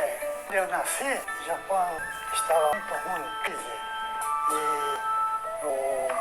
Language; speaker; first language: Portuguese; non-native, learner; Japanese